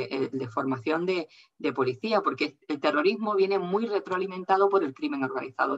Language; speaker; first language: Spanish; native; Spanish